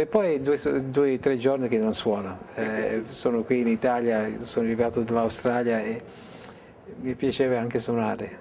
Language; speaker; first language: Italian; early bilingual, heritage; English